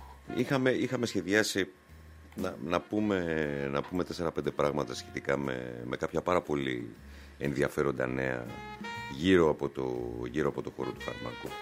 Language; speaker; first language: Greek; native; Greek